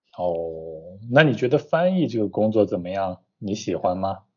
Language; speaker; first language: Chinese; native; Chinese